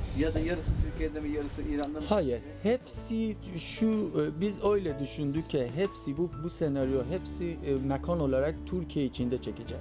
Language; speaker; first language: Turkish; non-native, fluent; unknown